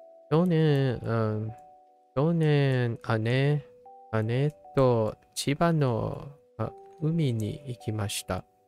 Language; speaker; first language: Japanese; non-native, learner; English